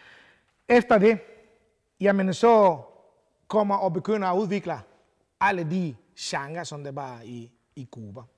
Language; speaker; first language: Danish; non-native, fluent; Spanish